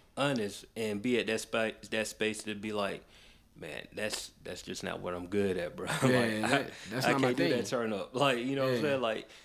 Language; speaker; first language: English; native; English